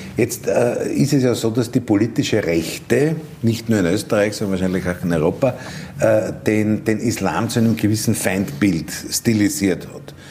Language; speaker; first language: German; native; German